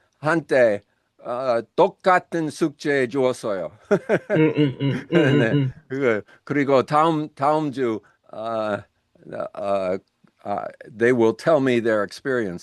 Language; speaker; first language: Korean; non-native, learner; English